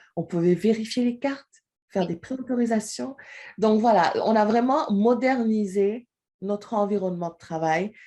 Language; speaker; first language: French; non-native, local second language; Wolof